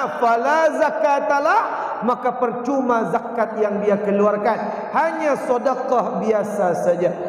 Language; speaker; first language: Malay; non-native, local second language; Minangkabau